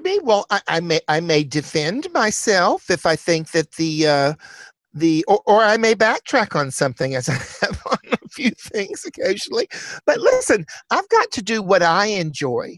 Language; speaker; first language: English; native; English